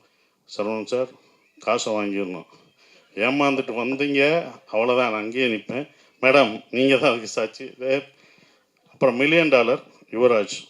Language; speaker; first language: Tamil; native; Tamil